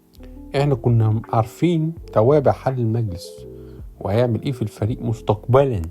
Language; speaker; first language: Arabic; native; Arabic